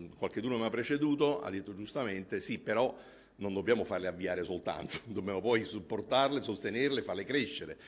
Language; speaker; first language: Italian; native; Italian